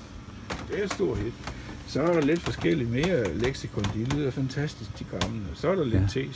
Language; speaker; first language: Danish; native; Danish